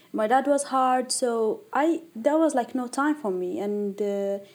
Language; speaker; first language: English; non-native, fluent; Arabic